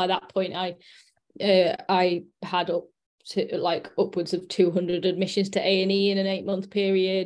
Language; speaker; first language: English; native; English